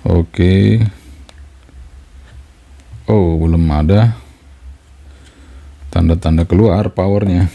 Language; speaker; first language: Indonesian; native; Indonesian